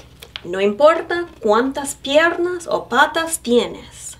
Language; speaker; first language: Spanish; non-native, fluent; English